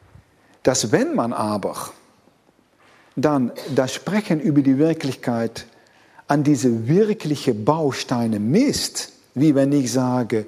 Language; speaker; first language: German; non-native, fluent; Dutch